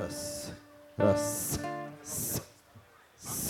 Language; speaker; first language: Russian; native; Russian